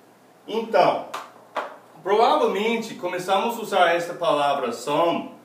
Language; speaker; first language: Portuguese; non-native, fluent; English